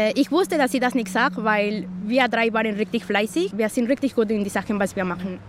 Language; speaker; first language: German; non-native, fluent; Spanish